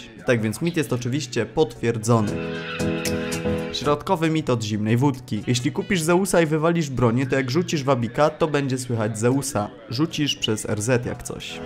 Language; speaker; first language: Polish; native; Polish